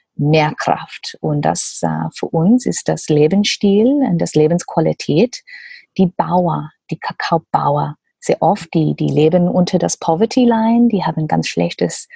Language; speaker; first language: German; non-native, learner; English